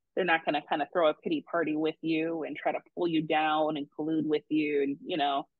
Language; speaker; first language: English; native; English